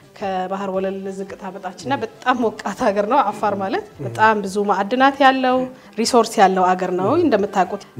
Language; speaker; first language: Amharic; non-native, local second language; Afar